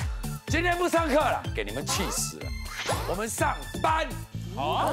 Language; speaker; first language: Chinese; native; Chinese